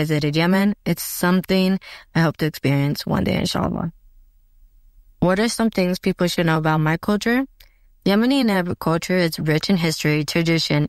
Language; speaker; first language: English; non-native, local second language; Arabic